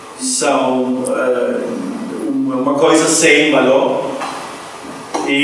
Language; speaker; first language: Portuguese; non-native, fluent; German